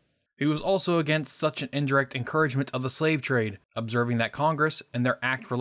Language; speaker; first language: English; native; English